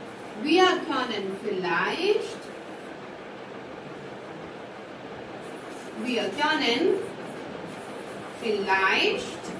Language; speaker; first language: German; non-native, fluent; Hindi